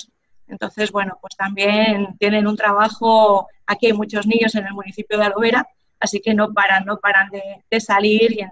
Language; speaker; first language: Spanish; native; Spanish